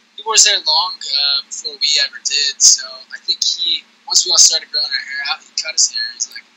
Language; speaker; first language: English; native; English